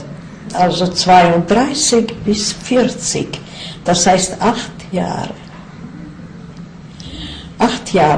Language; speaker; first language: German; non-native, fluent; Yiddish